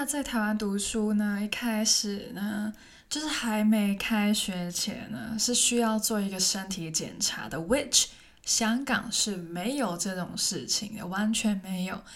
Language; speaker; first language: Chinese; non-native, local second language; Cantonese